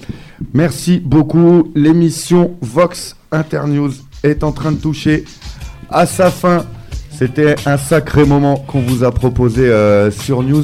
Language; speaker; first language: French; native; French